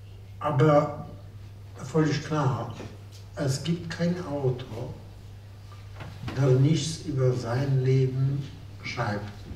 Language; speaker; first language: German; non-native, fluent; Polish